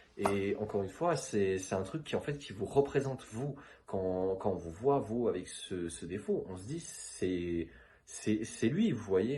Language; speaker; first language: French; native; French